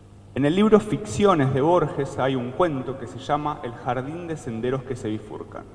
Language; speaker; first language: Spanish; native; Spanish